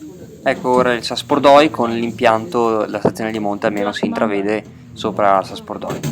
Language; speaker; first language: Italian; native; Italian